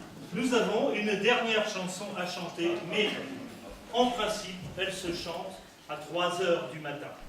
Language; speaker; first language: French; non-native, fluent; German